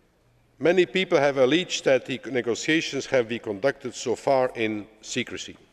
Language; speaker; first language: English; non-native, fluent; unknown